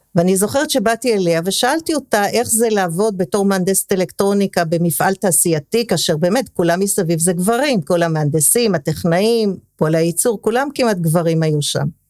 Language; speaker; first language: Hebrew; early bilingual, other home language; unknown